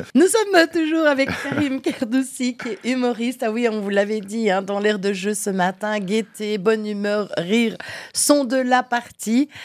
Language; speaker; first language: French; native; French